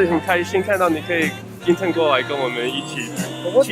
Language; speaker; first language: Chinese; early bilingual, heritage; English